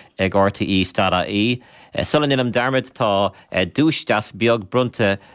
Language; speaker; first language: Irish; native; Irish